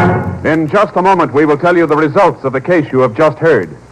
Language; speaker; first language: English; native; English